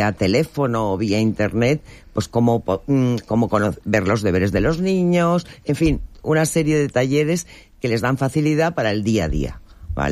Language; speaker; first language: Spanish; native; Spanish